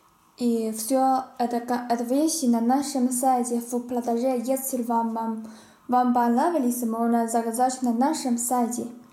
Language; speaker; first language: Russian; non-native, learner; Chinese